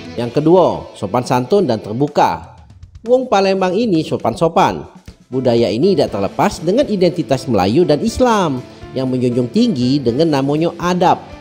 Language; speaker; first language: Indonesian; native; Indonesian